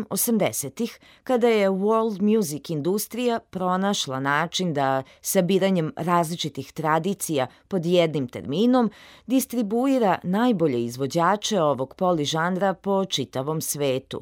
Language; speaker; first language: Serbian; native; Serbian